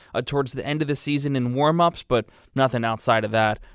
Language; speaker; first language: English; native; English